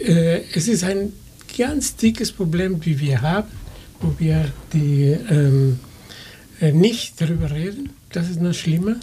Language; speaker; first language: German; non-native, fluent; Spanish